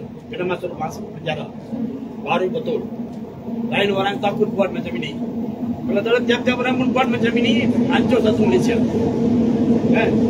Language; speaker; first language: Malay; non-native, local second language; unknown